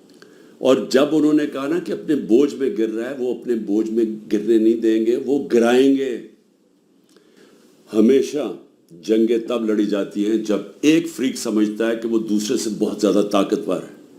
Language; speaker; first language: Urdu; native; Urdu